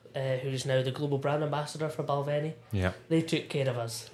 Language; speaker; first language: English; native; English